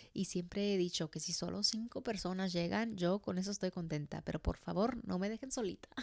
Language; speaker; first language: Spanish; early bilingual, heritage; Spanish